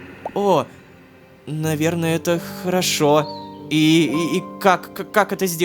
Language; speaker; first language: Russian; native; Russian